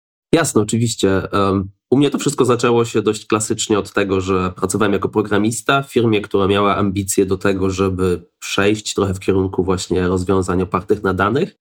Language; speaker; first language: Polish; native; Polish